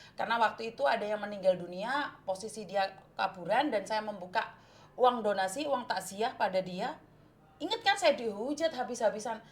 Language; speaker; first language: Indonesian; non-native, local second language; Javanese